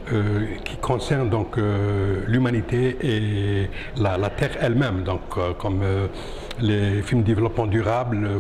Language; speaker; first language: French; non-native, local second language; Arabic